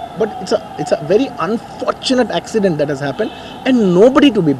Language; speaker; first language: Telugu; native; Telugu